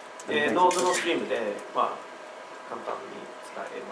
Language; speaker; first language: Japanese; non-native, learner; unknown